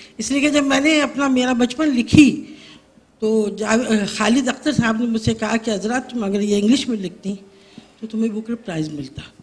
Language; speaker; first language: Urdu; native; Urdu